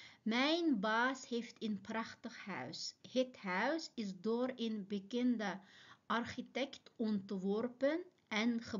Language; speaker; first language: Dutch; non-native, fluent; Uyghur